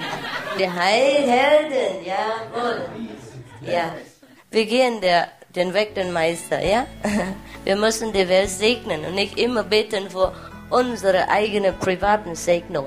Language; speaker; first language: German; non-native, learner; Vietnamese